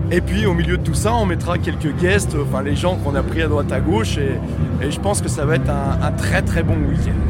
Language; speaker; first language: French; native; French